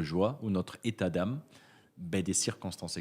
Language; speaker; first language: French; native; French